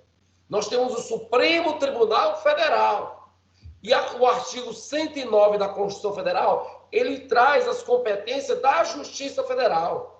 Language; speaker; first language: Portuguese; native; Portuguese